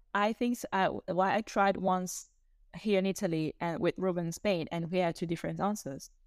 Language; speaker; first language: English; non-native, fluent; Italian